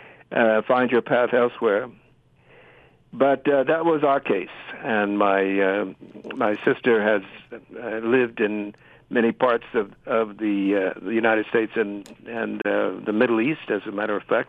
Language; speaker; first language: English; native; English